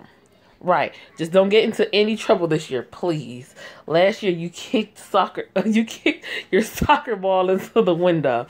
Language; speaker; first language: English; native; English